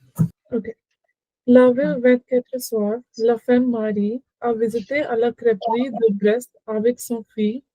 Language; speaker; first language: French; non-native, learner; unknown